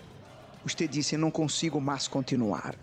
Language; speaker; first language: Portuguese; non-native, learner; Spanish